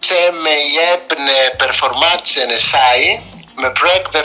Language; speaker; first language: Albanian; non-native, learner; Greek